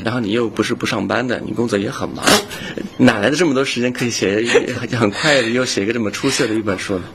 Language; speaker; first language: Chinese; non-native, fluent; English